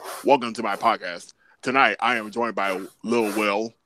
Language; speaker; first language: English; native; English